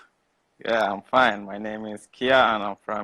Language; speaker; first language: English; non-native, learner; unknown